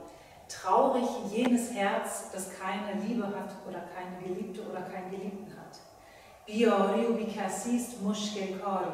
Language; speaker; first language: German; early bilingual, other home language; Persian